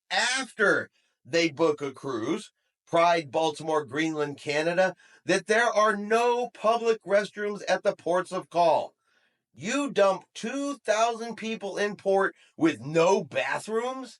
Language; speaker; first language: English; native; English